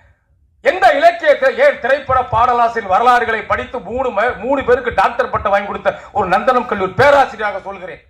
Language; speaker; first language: Tamil; native; Tamil